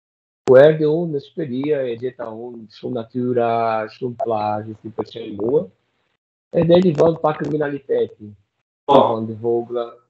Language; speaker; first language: Albanian; non-native, learner; Portuguese